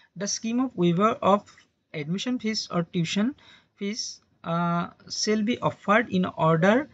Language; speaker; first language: English; non-native, local second language; Assamese